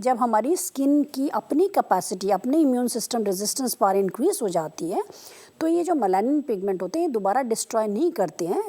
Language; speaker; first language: Hindi; native; Hindi